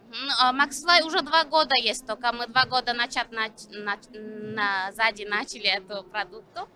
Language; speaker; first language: Russian; non-native, learner; Turkish